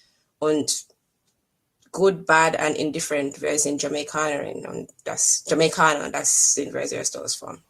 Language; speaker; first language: German; non-native, fluent; English